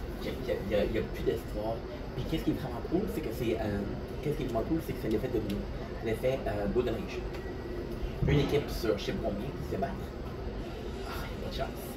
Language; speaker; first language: French; native; French